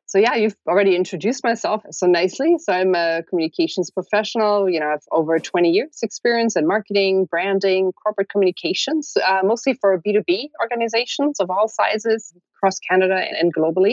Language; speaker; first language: English; non-native, fluent; German